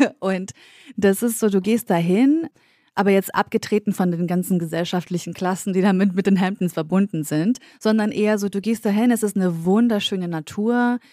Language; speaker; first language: German; early bilingual, other home language; Kurdish